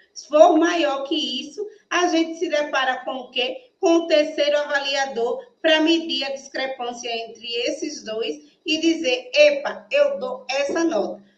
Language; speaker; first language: Portuguese; native; Portuguese